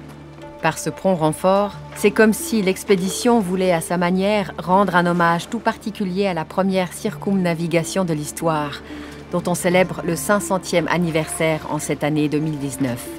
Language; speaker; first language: French; native; French